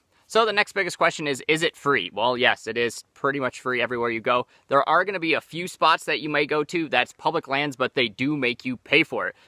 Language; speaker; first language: English; native; English